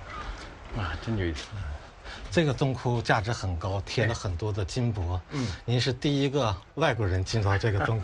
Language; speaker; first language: Chinese; native; Chinese